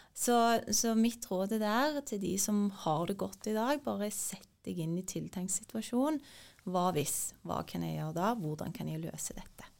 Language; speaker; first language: Norwegian; early bilingual, other home language; Turkish